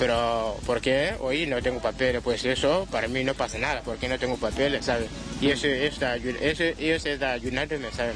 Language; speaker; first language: Spanish; non-native, learner; Wolof